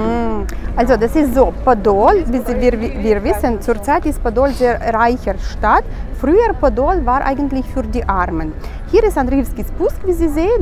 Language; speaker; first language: German; non-native, learner; Russian